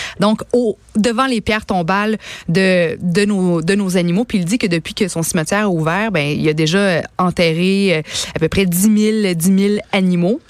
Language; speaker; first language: French; native; French